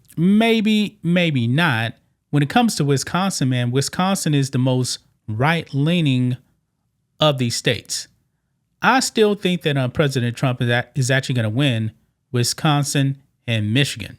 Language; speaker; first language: English; native; English